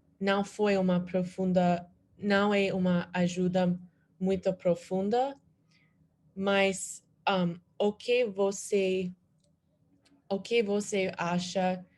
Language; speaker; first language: Portuguese; non-native, learner; English